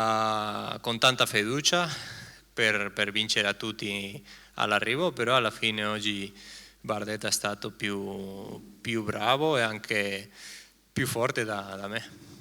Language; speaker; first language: Italian; non-native, fluent; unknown